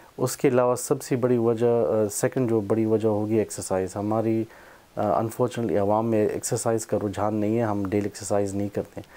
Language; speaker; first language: Urdu; non-native, local second language; Pashto